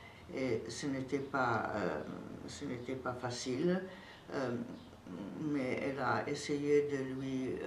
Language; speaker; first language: French; non-native, fluent; Serbian